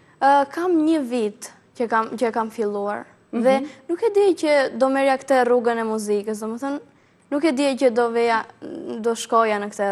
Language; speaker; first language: Albanian; early bilingual, heritage; Albanian